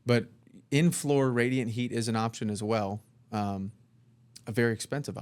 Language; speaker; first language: English; native; English